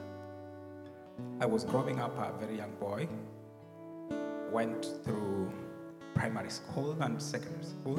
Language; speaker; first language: English; non-native, local second language; Luo (Kenya and Tanzania)